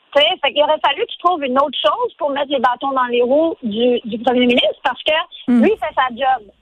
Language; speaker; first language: French; native; French